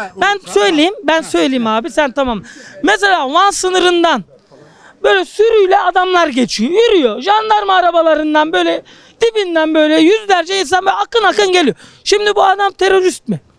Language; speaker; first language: Turkish; native; Turkish